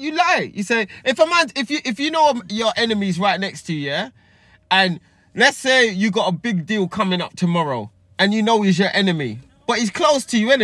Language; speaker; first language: English; native; English